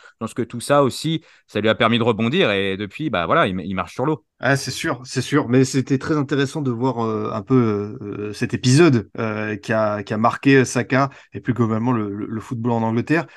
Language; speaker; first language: French; native; French